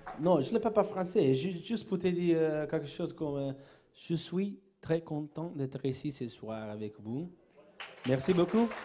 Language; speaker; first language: French; non-native, learner; Italian